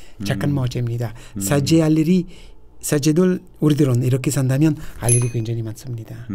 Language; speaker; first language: Korean; non-native, fluent; Italian